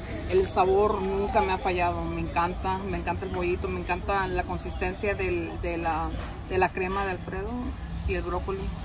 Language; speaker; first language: Spanish; early bilingual, heritage; Spanish